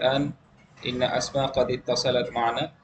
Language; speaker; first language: Arabic; non-native, fluent; Urdu